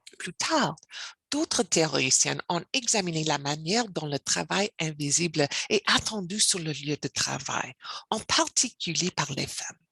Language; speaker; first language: French; non-native, learner; English